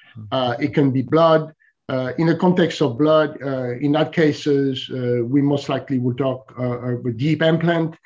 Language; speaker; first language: English; non-native, fluent; French